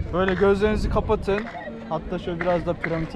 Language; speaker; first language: Turkish; native; Turkish